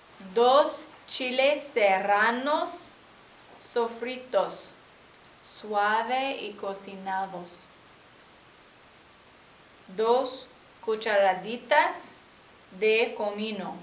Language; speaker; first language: Spanish; non-native, fluent; English